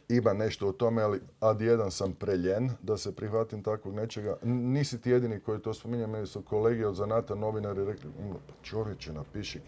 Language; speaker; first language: Serbian; native; Serbian